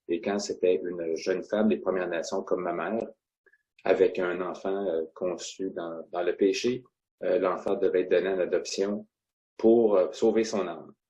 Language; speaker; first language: French; non-native, local second language; Innu-aimun